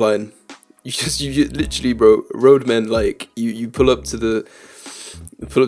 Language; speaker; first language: English; native; English